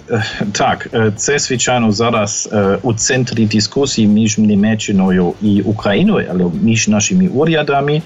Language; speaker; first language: Ukrainian; non-native, fluent; German